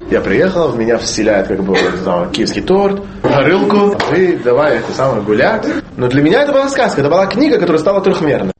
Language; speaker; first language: Russian; non-native, fluent; Hebrew